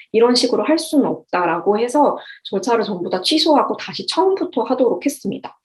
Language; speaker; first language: Korean; native; Korean